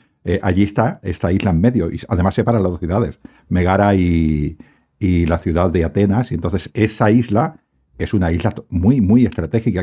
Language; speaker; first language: Spanish; native; Spanish